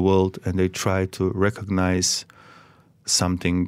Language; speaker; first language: English; non-native, fluent; Macedonian